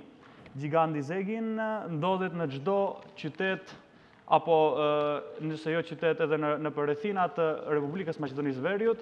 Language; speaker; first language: Albanian; native; Albanian